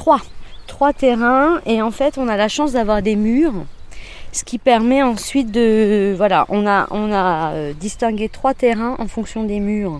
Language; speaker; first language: French; native; French